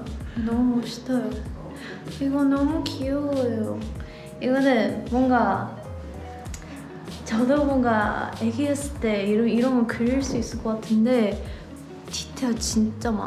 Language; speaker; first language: Korean; non-native, learner; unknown